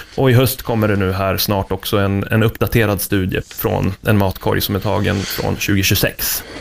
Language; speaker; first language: Swedish; native; Swedish